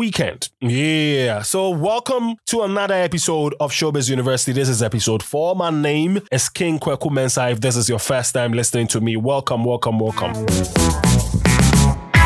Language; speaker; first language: English; non-native, local second language; Akan